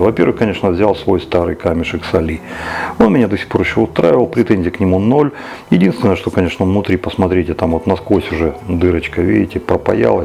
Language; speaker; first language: Russian; native; Russian